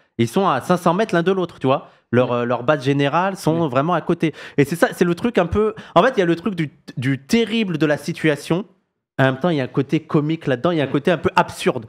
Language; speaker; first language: French; native; French